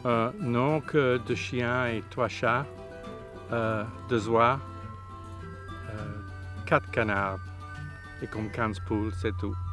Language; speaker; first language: French; non-native, learner; English